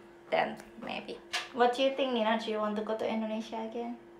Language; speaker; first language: English; non-native, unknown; Indonesian